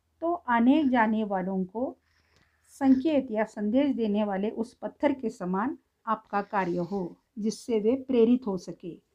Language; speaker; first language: Hindi; non-native, local second language; Marathi